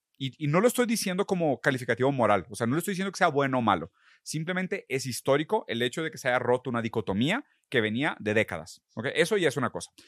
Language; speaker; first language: Spanish; early bilingual, other home language; Portuguese